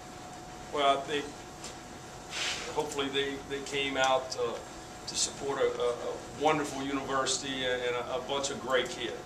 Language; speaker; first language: English; native; English